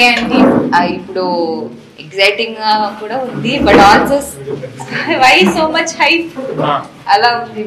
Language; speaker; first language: Telugu; non-native, fluent; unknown